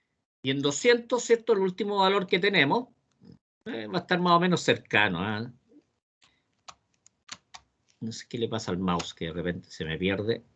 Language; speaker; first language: Spanish; native; Spanish